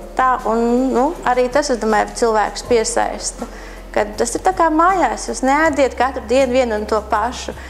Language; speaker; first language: Latvian; native; Latvian